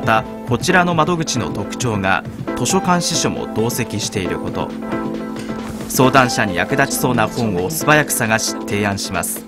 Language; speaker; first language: Japanese; native; Japanese